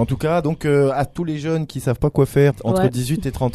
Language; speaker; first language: French; native; French